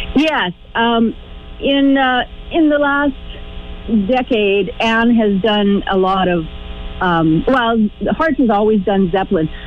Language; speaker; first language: English; native; English